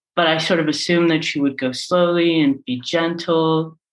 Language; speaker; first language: English; native; English